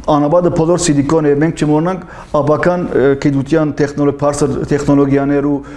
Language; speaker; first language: Armenian; early bilingual, heritage; Armenian